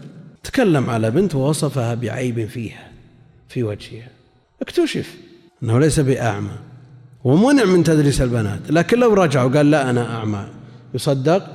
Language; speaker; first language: Arabic; native; Arabic